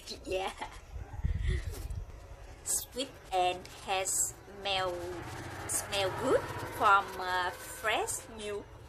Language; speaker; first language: English; non-native, learner; Vietnamese